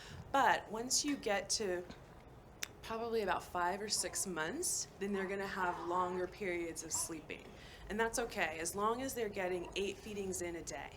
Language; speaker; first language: English; native; English